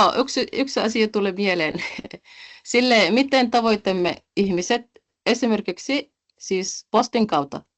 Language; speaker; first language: Finnish; non-native, fluent; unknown